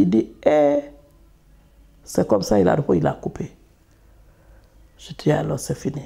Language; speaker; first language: French; non-native, local second language; Fula